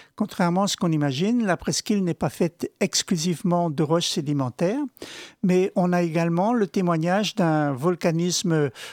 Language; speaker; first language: French; non-native, local second language; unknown